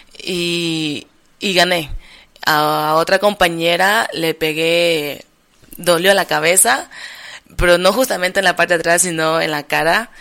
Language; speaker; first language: Spanish; native; Spanish